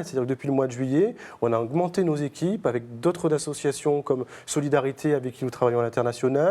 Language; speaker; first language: French; native; French